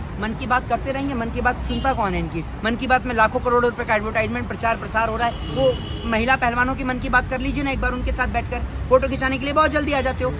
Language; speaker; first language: Hindi; native; Hindi